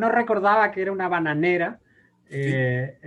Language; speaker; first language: Portuguese; non-native, learner; Spanish